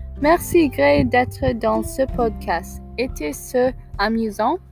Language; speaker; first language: French; non-native, learner; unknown